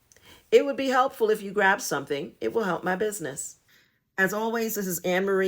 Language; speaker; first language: English; native; English